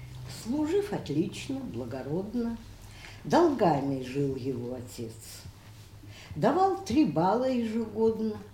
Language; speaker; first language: Russian; native; Russian